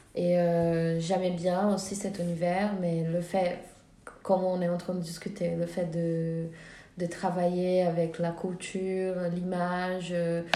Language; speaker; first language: French; non-native, fluent; Portuguese